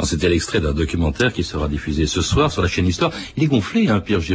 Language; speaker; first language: French; native; French